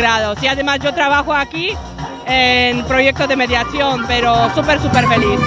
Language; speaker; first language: Spanish; non-native, fluent; Polish